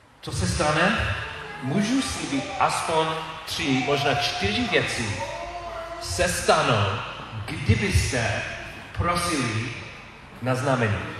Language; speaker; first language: Czech; non-native, learner; English